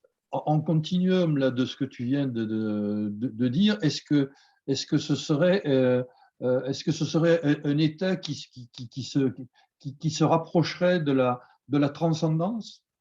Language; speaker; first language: French; native; French